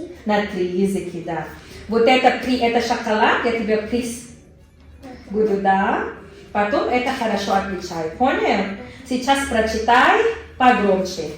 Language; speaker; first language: Russian; non-native, learner; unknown